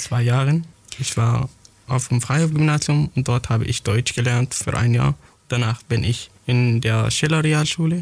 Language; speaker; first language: German; non-native, fluent; Arabic